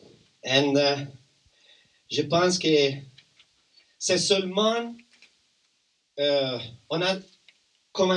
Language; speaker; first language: French; non-native, learner; Italian